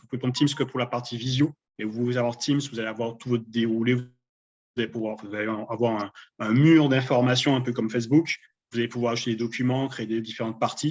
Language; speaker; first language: French; native; French